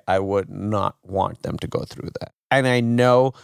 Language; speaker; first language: English; non-native, local second language; Urdu